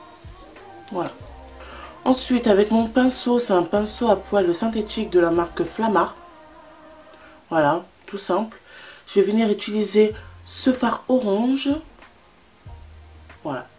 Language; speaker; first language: French; native; French